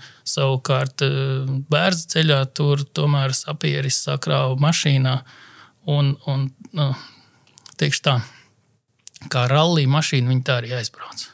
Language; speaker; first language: Latvian; native; Latvian